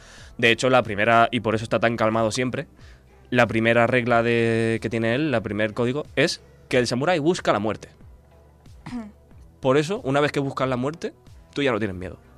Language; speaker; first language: Spanish; native; Spanish